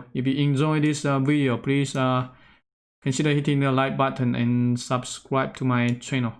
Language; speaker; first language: English; non-native, fluent; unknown